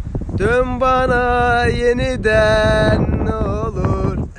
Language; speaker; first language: Turkish; native; Turkish